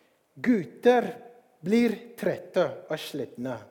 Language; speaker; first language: Norwegian; non-native, fluent; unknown